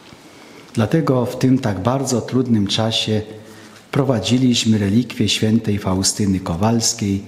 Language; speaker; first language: Polish; non-native, fluent; Ukrainian